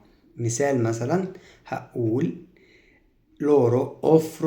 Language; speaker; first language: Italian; non-native, fluent; Arabic